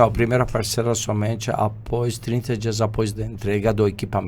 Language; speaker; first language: Portuguese; non-native, fluent; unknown